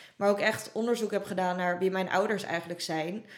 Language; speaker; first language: Dutch; native; Dutch